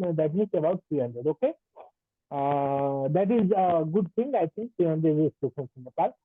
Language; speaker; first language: English; non-native, local second language; Nepali